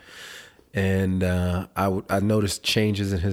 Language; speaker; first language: English; native; English